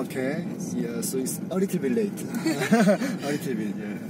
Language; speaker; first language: English; non-native, learner; Korean